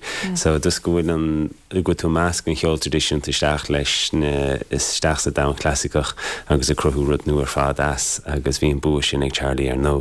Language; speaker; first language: Irish; native; Irish